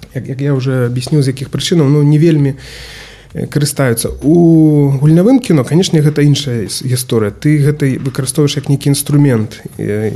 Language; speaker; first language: Belarusian; native; Belarusian